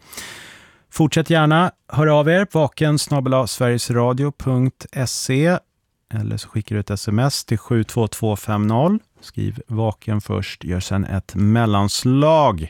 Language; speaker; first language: Swedish; native; Swedish